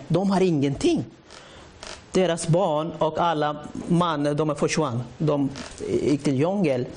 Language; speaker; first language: Swedish; non-native, learner; Rohingya